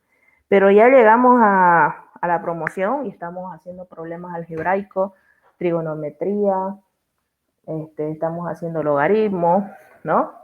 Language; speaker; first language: Spanish; native; Spanish